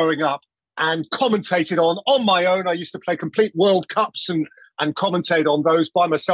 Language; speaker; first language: English; native; English